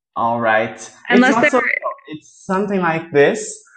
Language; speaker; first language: English; non-native, fluent; Portuguese